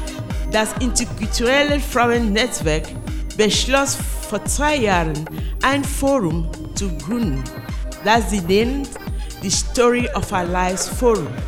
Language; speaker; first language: German; non-native, fluent; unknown